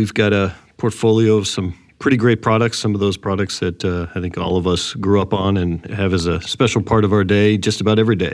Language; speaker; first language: English; native; English